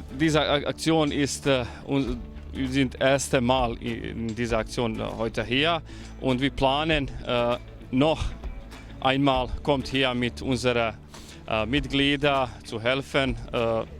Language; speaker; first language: German; non-native, learner; Bosnian